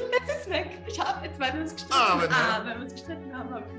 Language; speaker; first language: German; native; German